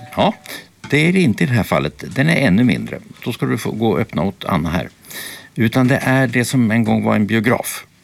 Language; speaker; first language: Swedish; native; Swedish